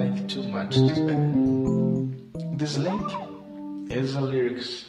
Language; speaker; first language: English; non-native, learner; Portuguese